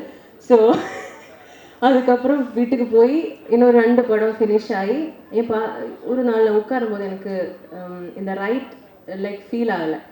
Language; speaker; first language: Tamil; non-native, learner; Malayalam